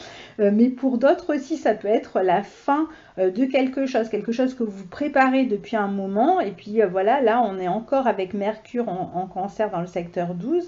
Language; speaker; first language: French; native; French